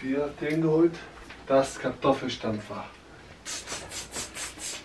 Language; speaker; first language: German; native; German